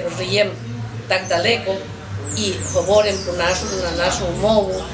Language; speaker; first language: Ukrainian; early bilingual, heritage; Ukrainian